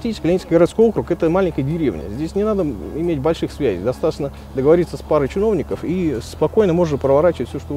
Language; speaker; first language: Russian; native; Russian